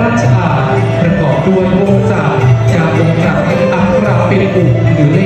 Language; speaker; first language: Thai; native; Thai